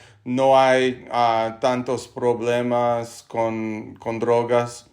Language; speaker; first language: Spanish; non-native, learner; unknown